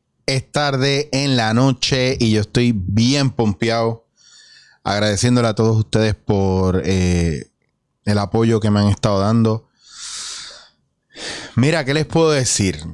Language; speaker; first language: Spanish; native; Spanish